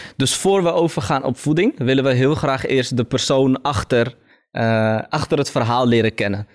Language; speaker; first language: Dutch; early bilingual, other home language; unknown